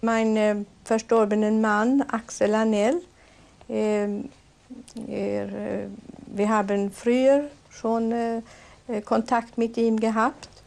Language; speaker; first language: German; non-native, learner; Swedish